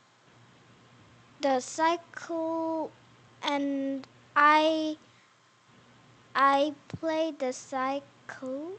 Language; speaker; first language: English; non-native, learner; Korean